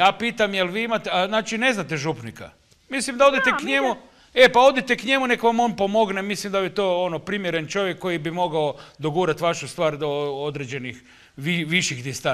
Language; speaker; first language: Serbian; native; Serbian